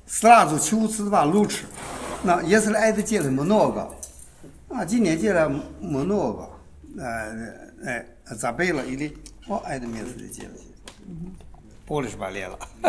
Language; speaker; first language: Russian; non-native, learner; Chinese